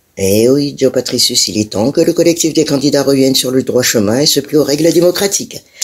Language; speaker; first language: French; non-native, local second language; Malagasy